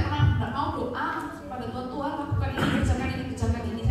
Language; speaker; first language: Indonesian; native; Indonesian